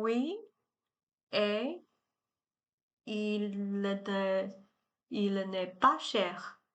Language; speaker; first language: French; non-native, learner; Chinese